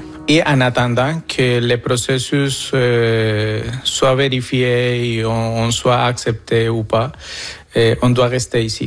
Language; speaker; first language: French; non-native, fluent; Spanish